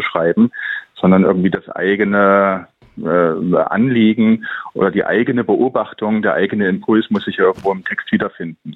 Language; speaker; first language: German; native; German